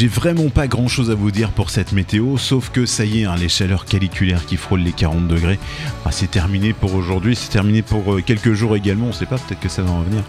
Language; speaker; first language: French; native; French